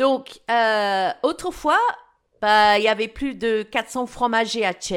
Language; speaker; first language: French; non-native, fluent; English